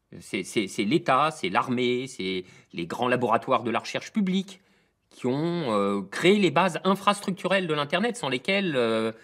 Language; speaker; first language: French; native; French